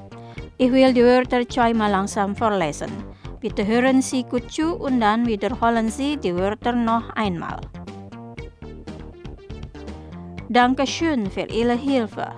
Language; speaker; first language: German; non-native, fluent; Indonesian